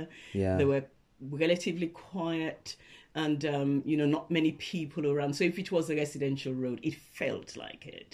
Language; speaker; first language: English; non-native, local second language; Krio